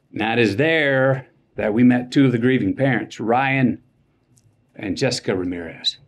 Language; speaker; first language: English; native; English